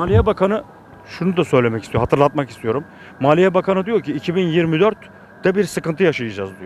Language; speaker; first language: Turkish; native; Turkish